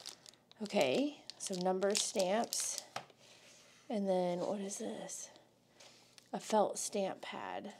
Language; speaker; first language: English; native; English